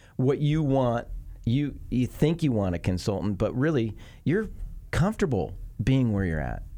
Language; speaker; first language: English; native; English